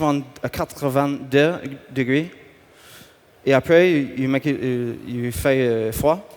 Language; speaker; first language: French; non-native, learner; English